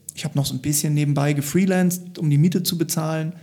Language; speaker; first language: German; native; German